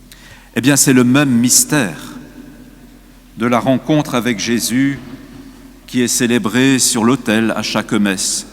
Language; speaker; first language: French; native; French